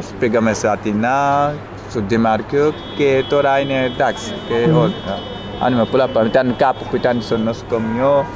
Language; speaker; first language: Greek; non-native, learner; Wolof